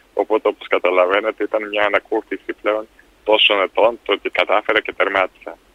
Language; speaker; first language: Greek; early bilingual, other home language; Russian